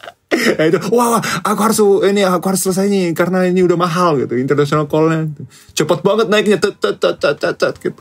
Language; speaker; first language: Indonesian; non-native, fluent; Japanese